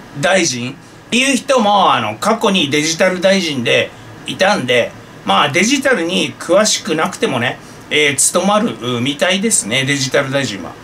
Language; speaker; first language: Japanese; native; Japanese